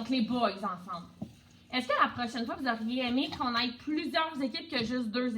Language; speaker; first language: French; native; French